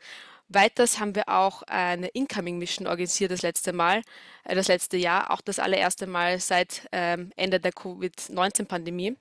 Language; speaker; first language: German; native; German